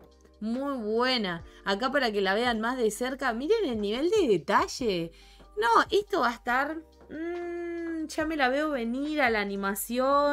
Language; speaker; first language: Spanish; native; Spanish